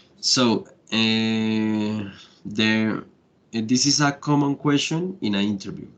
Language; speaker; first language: English; non-native, learner; Spanish